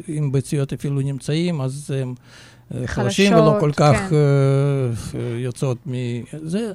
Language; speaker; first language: Hebrew; non-native, fluent; Russian